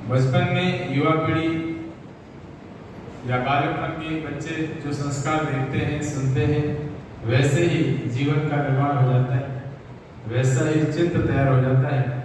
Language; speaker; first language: Hindi; native; Hindi